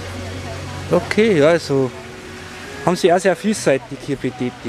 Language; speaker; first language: German; native; German